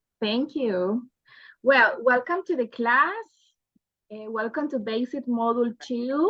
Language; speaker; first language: English; non-native, fluent; Spanish